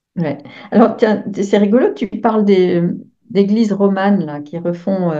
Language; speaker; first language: French; native; French